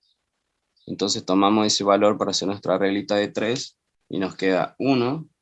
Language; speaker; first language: Spanish; native; Spanish